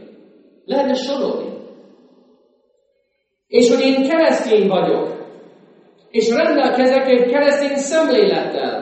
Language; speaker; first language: Hungarian; non-native, fluent; English